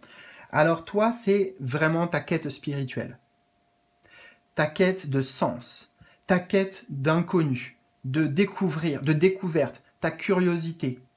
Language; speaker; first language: French; native; French